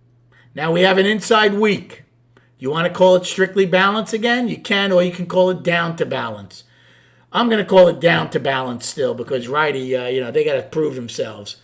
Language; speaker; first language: English; native; English